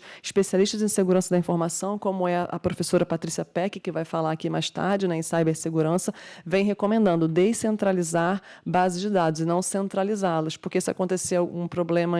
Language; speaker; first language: Portuguese; native; Portuguese